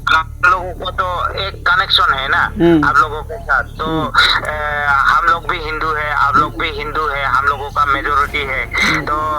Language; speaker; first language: Hindi; non-native, local second language; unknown